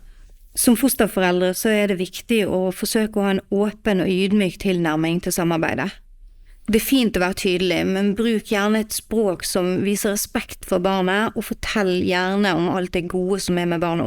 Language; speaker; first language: Norwegian; native; Norwegian